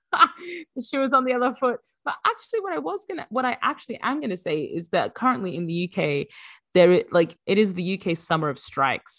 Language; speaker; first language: English; native; English